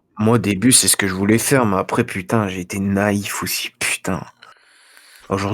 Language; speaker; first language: French; native; French